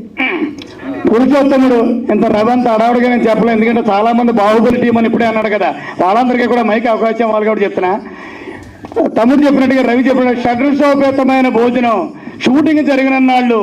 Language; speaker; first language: Telugu; native; Telugu